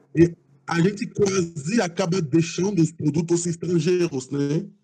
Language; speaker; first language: Portuguese; non-native, fluent; French